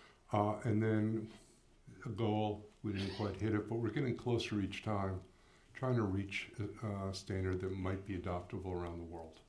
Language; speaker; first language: English; native; English